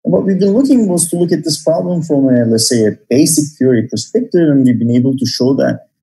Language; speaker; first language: English; non-native, fluent; Turkish